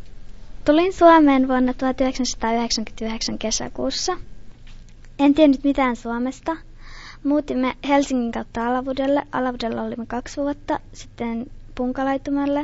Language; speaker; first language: Finnish; early bilingual, other home language; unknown